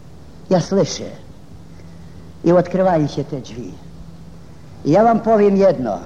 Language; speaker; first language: Polish; non-native, fluent; Ukrainian